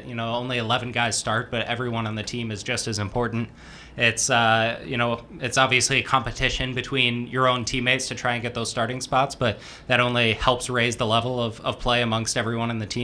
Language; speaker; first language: English; native; English